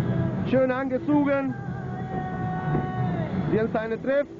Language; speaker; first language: German; non-native, learner; Spanish